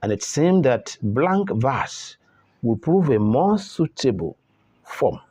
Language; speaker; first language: English; non-native, local second language; Yoruba